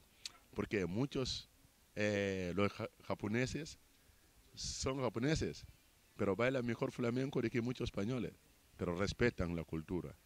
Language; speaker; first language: Spanish; non-native, fluent; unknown